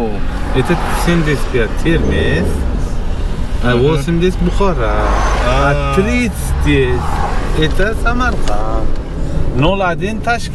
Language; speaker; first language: Russian; non-native, local second language; Uzbek